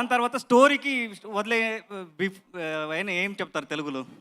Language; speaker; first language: Telugu; non-native, learner; Kannada